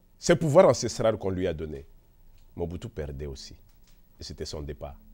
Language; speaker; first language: French; non-native, local second language; Kongo